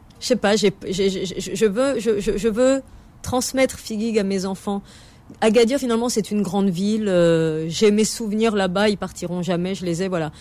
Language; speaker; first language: French; native; French